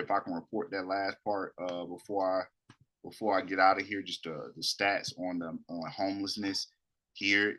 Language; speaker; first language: English; native; English